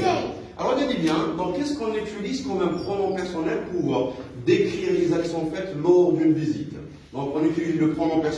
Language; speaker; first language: French; non-native, local second language; Arabic